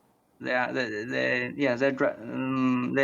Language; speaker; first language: English; non-native, learner; Chinese